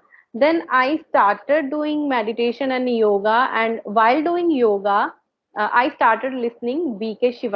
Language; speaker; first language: English; non-native, learner; Hindi